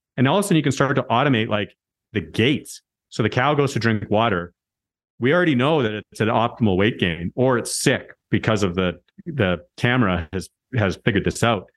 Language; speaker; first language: English; native; English